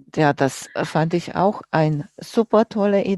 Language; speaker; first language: German; non-native, fluent; Romanian